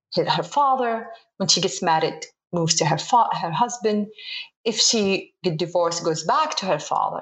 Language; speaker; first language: English; non-native, fluent; Arabic